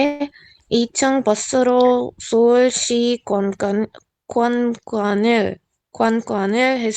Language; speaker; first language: Korean; non-native, learner; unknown